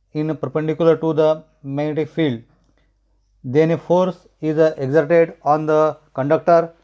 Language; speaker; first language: English; non-native, local second language; Marathi